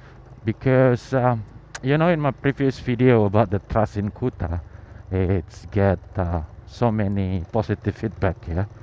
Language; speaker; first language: English; non-native, learner; Indonesian